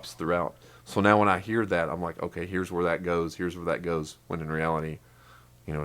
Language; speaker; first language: English; native; English